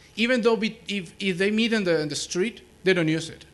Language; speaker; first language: English; non-native, fluent; Spanish